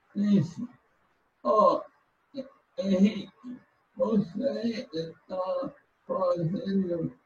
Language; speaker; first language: Portuguese; non-native, learner; English